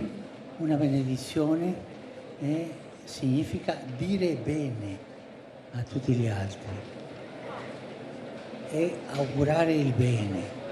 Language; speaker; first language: Italian; early bilingual, heritage; Spanish